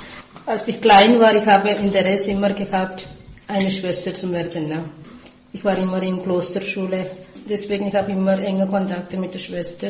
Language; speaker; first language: German; non-native, learner; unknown